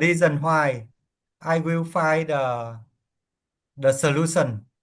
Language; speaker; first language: English; non-native, learner; Vietnamese